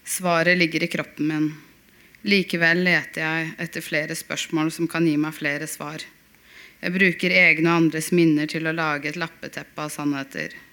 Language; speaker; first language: Norwegian; early bilingual, other home language; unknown